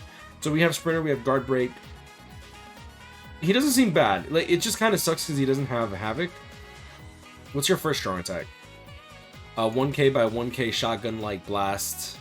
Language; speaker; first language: English; native; English